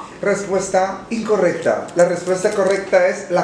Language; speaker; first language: Spanish; native; Spanish